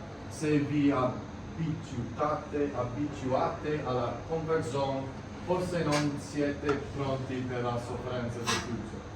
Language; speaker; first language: Italian; non-native, learner; English